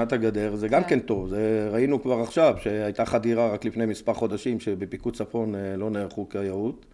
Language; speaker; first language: Hebrew; native; Hebrew